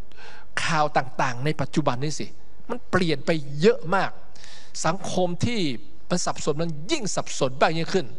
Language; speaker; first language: Thai; native; Thai